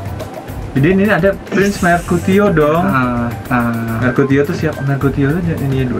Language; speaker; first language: Indonesian; native; Indonesian